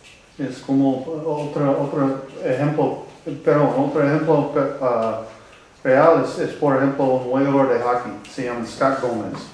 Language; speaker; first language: Spanish; non-native, learner; English